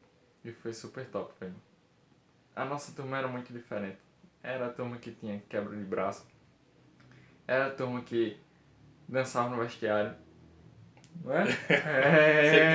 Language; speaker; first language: Portuguese; native; Portuguese